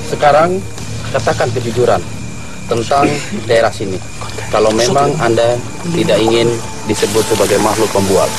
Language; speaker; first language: Indonesian; native; Indonesian